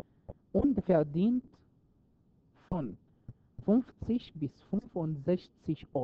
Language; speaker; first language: German; non-native, fluent; Arabic